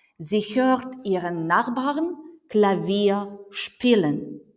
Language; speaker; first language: German; non-native, fluent; Ukrainian